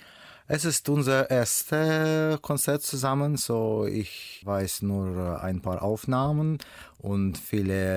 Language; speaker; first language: German; non-native, learner; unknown